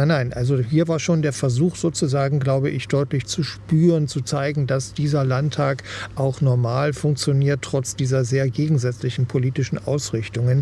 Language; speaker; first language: German; native; German